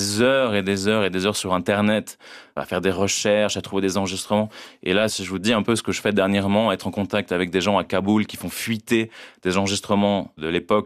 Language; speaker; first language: French; native; French